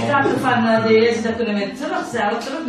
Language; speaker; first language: Dutch; non-native, learner; Indonesian